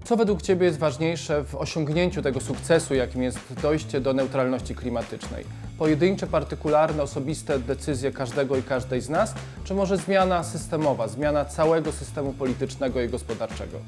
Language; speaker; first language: Polish; native; Polish